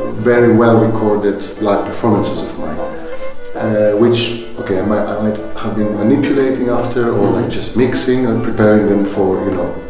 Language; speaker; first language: English; non-native, fluent; Greek